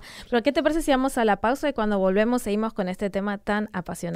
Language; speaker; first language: Spanish; native; Spanish